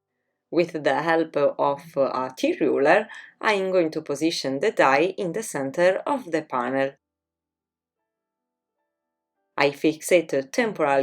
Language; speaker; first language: English; non-native, fluent; Italian